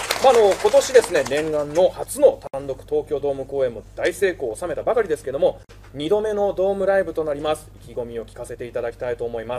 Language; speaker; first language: Japanese; native; Japanese